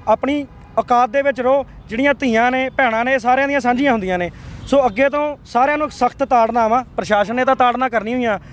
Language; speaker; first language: Punjabi; native; Punjabi